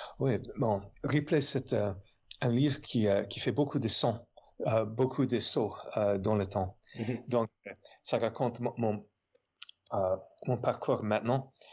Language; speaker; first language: French; non-native, fluent; English